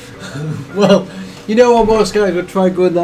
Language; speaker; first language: English; native; English